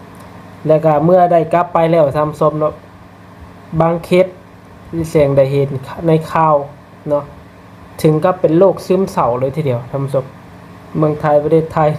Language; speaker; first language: Thai; non-native, local second language; Lao